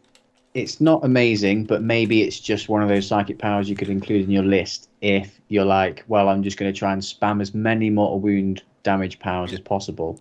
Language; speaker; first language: English; native; English